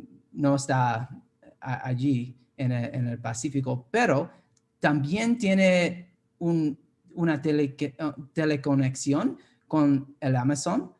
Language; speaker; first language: Spanish; non-native, fluent; English